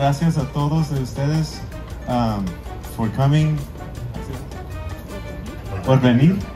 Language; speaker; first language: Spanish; early bilingual, heritage; English